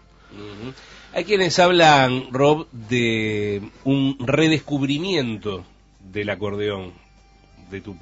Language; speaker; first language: Spanish; native; Spanish